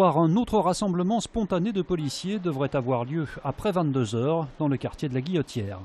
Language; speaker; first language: French; native; French